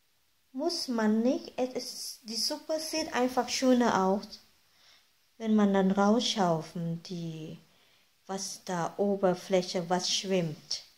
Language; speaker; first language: German; non-native, fluent; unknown